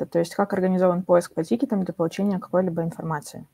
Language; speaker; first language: Russian; native; Russian